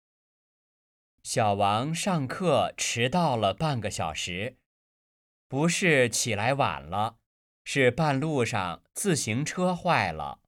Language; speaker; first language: Chinese; native; Chinese